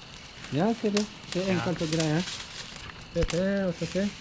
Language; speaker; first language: Norwegian; non-native, learner; Russian